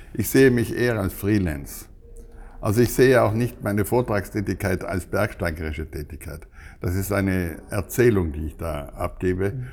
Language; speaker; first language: German; native; German